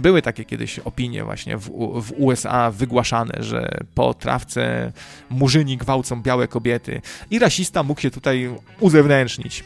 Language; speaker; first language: Polish; native; Polish